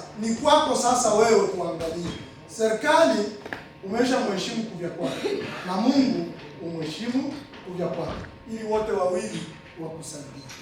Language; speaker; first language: Swahili; non-native, local second language; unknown